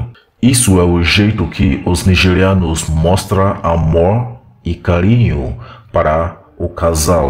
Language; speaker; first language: Portuguese; non-native, fluent; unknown